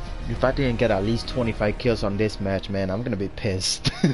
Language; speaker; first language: English; non-native, fluent; Spanish